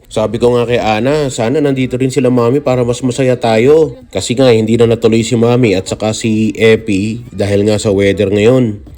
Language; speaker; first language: Filipino; native; Filipino